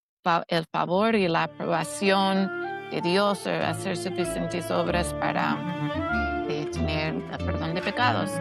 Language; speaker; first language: Spanish; non-native, fluent; English